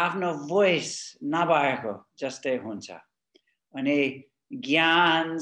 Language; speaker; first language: Nepali; non-native, fluent; English